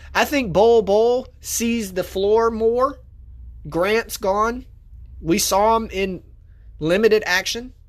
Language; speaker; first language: English; native; English